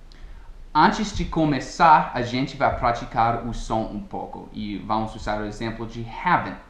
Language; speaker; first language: Portuguese; non-native, fluent; English